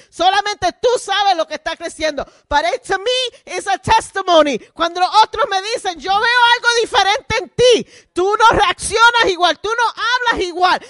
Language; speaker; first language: Spanish; early bilingual, heritage; Spanish